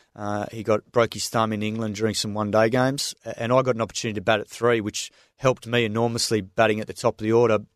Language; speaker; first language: English; native; English